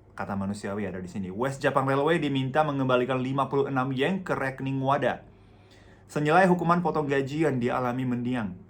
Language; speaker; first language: Indonesian; non-native, fluent; Japanese